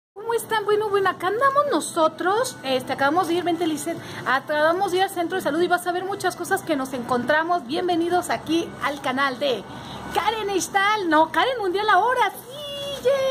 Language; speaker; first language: Spanish; native; Spanish